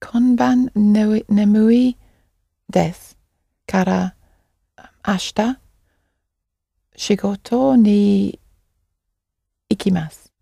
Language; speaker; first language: Japanese; non-native, learner; English